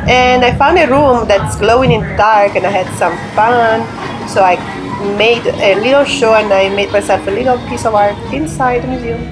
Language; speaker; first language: English; non-native, fluent; Italian